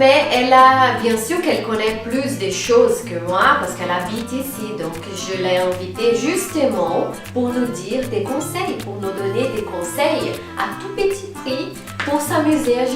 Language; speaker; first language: French; non-native, fluent; Portuguese